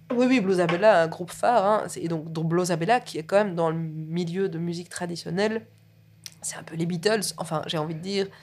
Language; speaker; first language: French; native; French